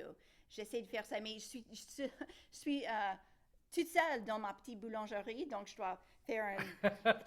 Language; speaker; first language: French; non-native, local second language; English